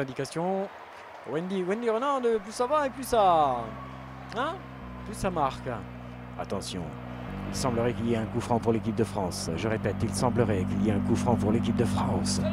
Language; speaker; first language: French; native; French